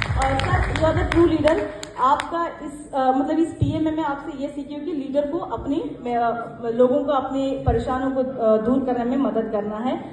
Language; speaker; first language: Hindi; non-native, local second language; Kannada